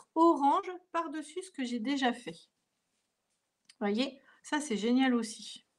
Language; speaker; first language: French; native; French